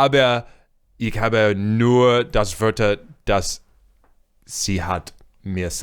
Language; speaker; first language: German; non-native, learner; English